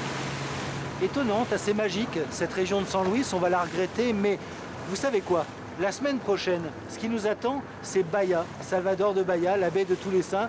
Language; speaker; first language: French; native; French